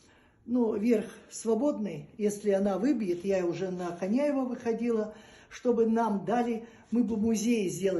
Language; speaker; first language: Russian; native; Russian